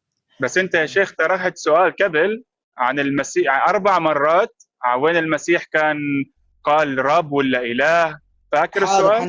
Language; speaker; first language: Arabic; native; Arabic